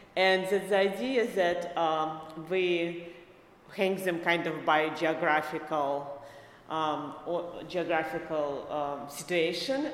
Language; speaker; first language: English; non-native, fluent; Belarusian